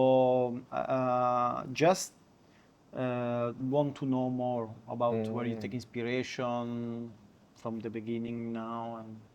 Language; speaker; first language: English; non-native, learner; Italian